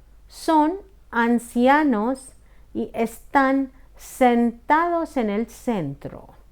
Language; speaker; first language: Spanish; non-native, fluent; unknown